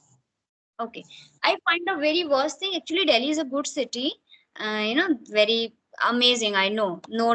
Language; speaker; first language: English; non-native, fluent; Hindi